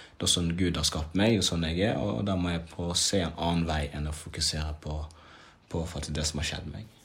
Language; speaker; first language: Norwegian; early bilingual, other home language; Swahili